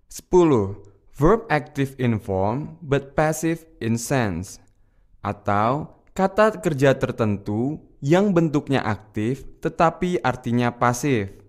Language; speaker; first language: Indonesian; native; Indonesian